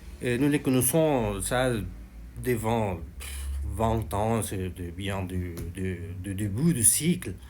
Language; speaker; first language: French; non-native, learner; Spanish